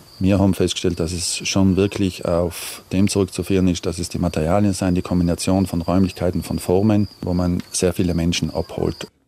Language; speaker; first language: German; non-native, local second language; Ladin